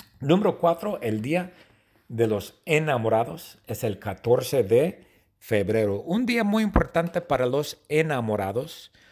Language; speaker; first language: Spanish; non-native, fluent; English